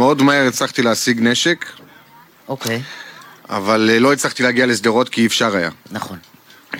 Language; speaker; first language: Hebrew; native; Hebrew